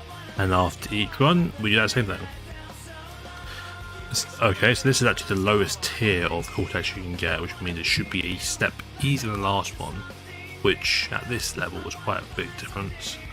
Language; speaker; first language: English; native; English